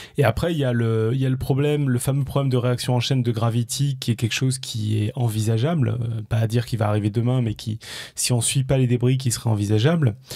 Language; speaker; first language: French; native; French